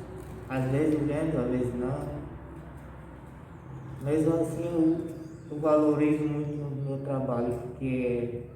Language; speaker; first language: Portuguese; non-native, local second language; Guarani